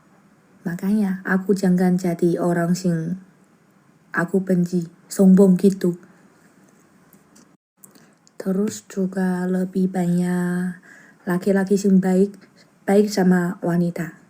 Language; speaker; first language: Indonesian; non-native, learner; Chinese